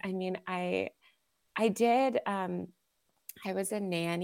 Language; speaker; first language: English; native; English